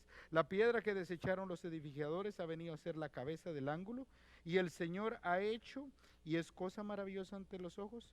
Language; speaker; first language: Spanish; native; Spanish